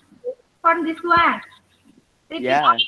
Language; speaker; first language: English; non-native, learner; Indonesian